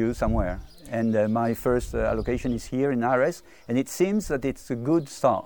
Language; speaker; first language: English; non-native, fluent; French